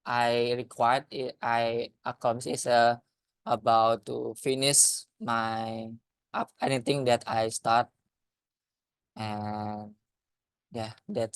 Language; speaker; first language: English; non-native, learner; Indonesian